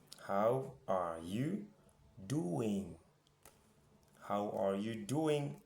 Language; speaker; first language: English; non-native, fluent; French